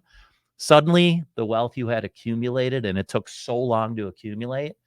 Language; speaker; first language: English; native; English